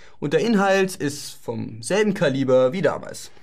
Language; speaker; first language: German; native; German